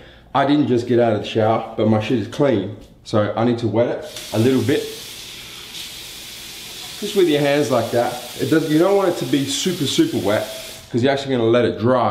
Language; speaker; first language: English; native; English